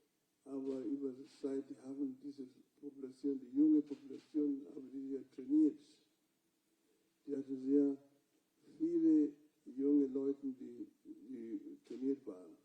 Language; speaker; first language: German; non-native, fluent; Luo (Kenya and Tanzania)